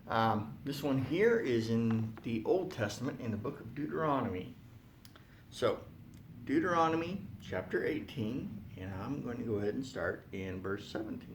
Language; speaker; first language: English; native; English